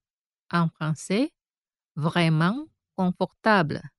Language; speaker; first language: French; non-native, fluent; Indonesian